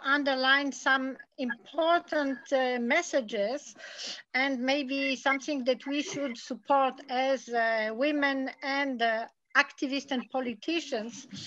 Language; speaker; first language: English; non-native, fluent; Polish